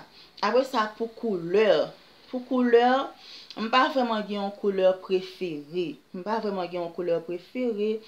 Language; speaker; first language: French; non-native, learner; Haitian Creole